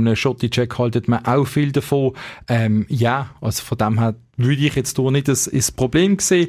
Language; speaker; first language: German; native; German